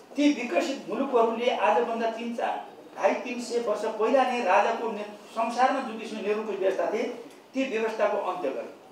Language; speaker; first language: Nepali; native; Nepali